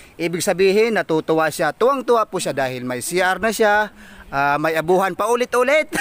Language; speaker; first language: Filipino; non-native, local second language; Waray